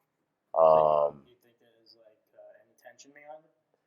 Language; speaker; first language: English; native; English